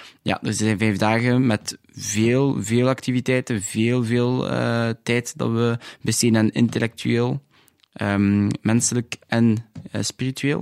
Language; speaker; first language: Dutch; non-native, local second language; French